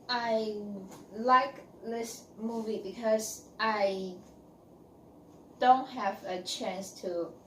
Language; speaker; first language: English; non-native, learner; Chinese